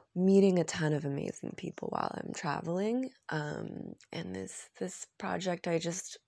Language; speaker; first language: English; native; English